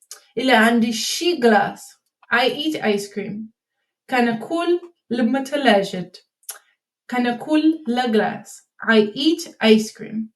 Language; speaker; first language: Arabic; non-native, learner; English